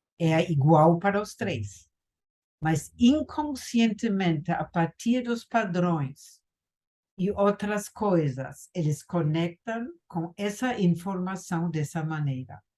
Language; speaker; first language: Portuguese; non-native, fluent; German